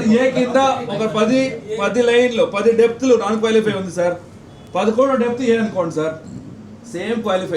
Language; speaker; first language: Telugu; native; Telugu